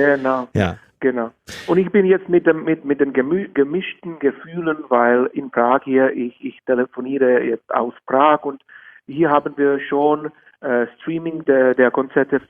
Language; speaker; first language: German; non-native, fluent; Czech